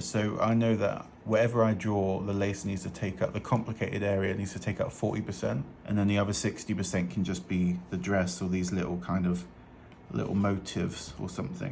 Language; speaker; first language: English; native; English